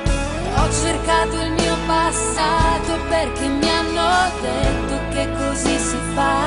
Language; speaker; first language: Italian; non-native, fluent; Russian